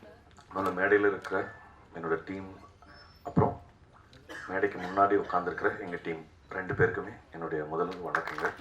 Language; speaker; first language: Tamil; native; Tamil